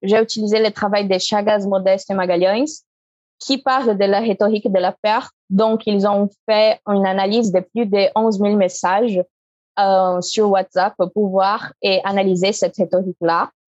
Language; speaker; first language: French; non-native, fluent; Portuguese